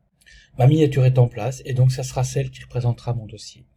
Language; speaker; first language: French; native; French